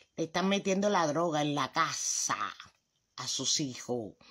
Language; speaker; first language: Spanish; native; Spanish